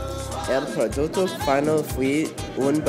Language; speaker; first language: Spanish; non-native, learner; English